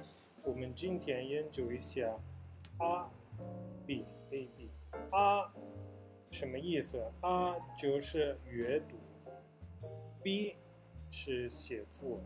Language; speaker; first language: Chinese; non-native, fluent; Italian